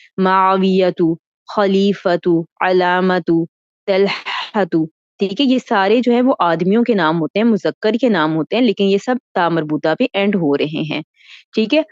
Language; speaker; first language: Urdu; native; Urdu